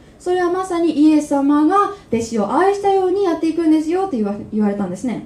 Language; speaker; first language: Japanese; native; Japanese